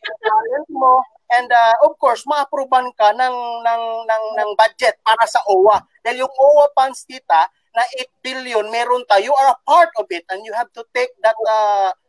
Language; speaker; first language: Filipino; non-native, local second language; Cebuano